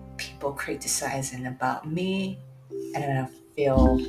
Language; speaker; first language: English; non-native, fluent; Japanese